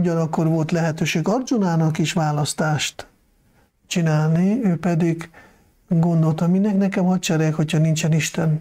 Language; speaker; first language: Hungarian; non-native, fluent; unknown